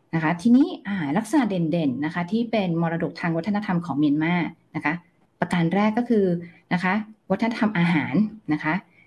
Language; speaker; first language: Thai; native; Thai